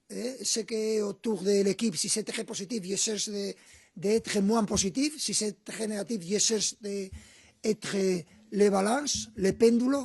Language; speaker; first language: French; non-native, fluent; Spanish